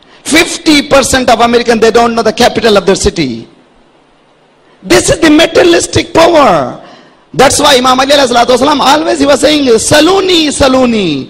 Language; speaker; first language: English; non-native, local second language; Urdu